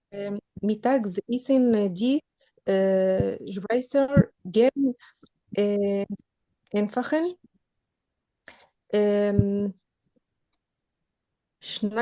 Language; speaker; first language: German; non-native, learner; Arabic